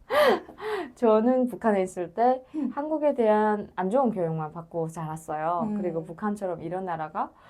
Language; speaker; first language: Korean; native; Korean